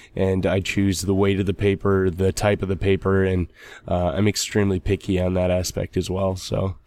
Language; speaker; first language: English; native; English